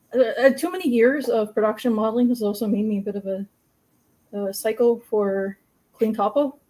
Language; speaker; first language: English; native; English